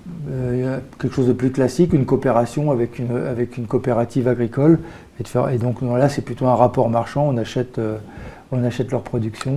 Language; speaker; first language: French; native; French